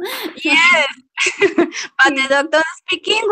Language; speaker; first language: English; non-native, learner; Spanish